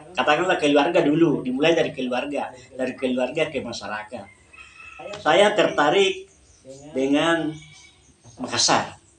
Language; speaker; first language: Indonesian; non-native, local second language; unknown